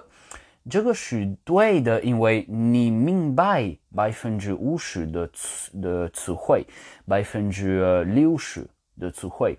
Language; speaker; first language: Chinese; non-native, learner; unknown